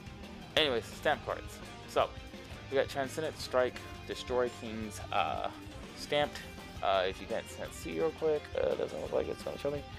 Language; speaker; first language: English; native; English